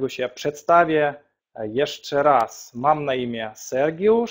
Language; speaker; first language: Polish; non-native, fluent; Russian